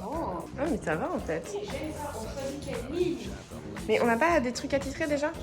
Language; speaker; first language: French; native; French